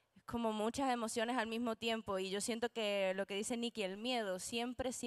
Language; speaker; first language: Spanish; native; Spanish